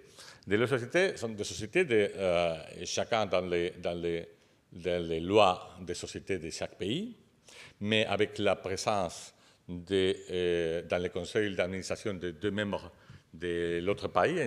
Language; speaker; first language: French; non-native, fluent; Spanish